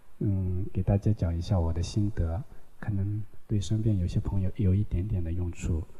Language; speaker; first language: Chinese; non-native, local second language; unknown